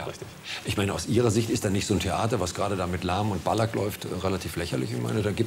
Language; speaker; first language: German; native; German